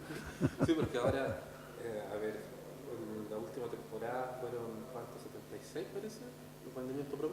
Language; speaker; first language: Spanish; native; Spanish